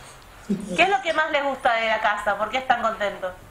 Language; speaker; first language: Spanish; native; Spanish